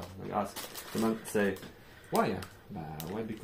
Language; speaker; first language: English; non-native, learner; French